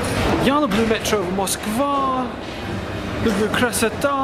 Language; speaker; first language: Russian; non-native, learner; English